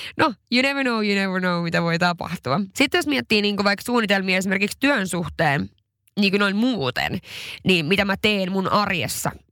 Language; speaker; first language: Finnish; non-native, local second language; Swedish